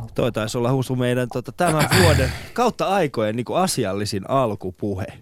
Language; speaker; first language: Finnish; early bilingual, other home language; Persian